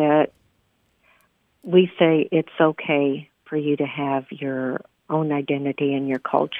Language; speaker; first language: English; early bilingual, other home language; Spanish